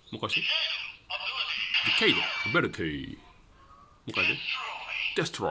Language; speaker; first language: Japanese; native; Japanese